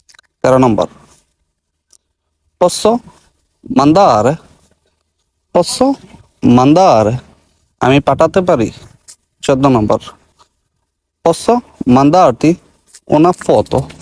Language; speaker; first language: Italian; non-native, learner; Bangla